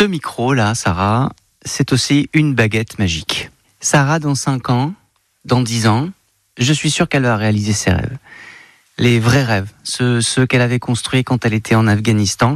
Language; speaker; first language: French; native; French